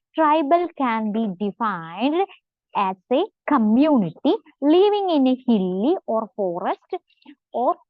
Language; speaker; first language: English; non-native, local second language; Malayalam